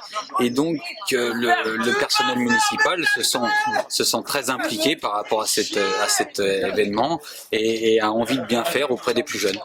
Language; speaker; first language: French; native; French